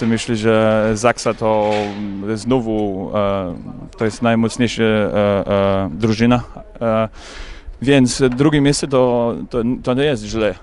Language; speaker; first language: Polish; non-native, fluent; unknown